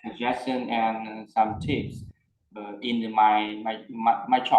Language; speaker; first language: English; non-native, learner; Vietnamese